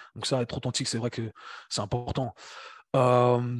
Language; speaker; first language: French; native; French